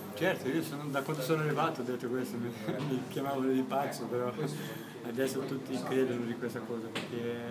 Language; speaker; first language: Italian; non-native, fluent; Portuguese